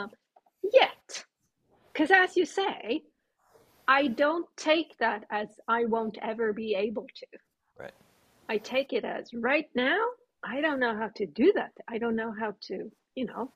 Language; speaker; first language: English; non-native, fluent; Swedish